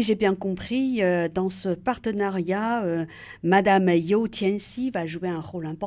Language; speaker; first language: French; native; French